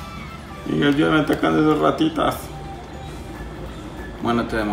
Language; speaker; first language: Spanish; native; Spanish